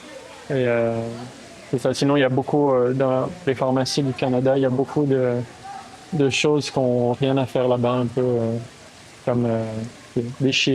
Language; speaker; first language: French; native; French